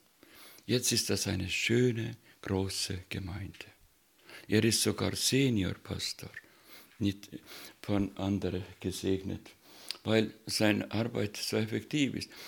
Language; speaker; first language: German; non-native, fluent; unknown